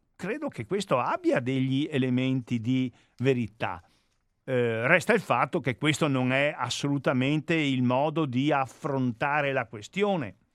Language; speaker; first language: Italian; native; Italian